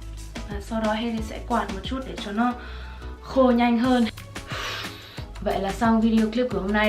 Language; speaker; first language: Vietnamese; early bilingual, heritage; Vietnamese